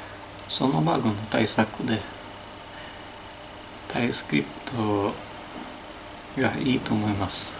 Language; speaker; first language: Japanese; non-native, fluent; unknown